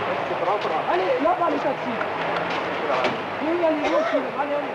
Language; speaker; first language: French; native; French